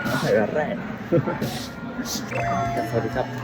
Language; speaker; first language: Thai; non-native, learner; Japanese